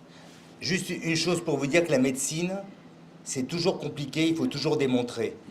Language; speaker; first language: French; native; French